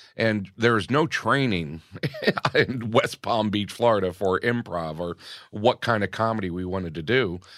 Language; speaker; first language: English; native; English